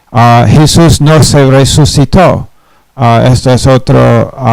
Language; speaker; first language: Spanish; non-native, fluent; English